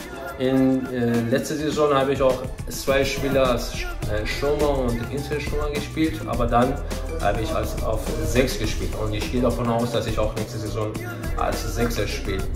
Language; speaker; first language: German; non-native, fluent; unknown